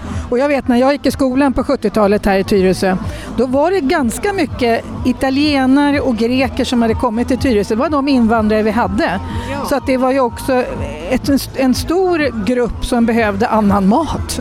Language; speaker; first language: Swedish; native; Swedish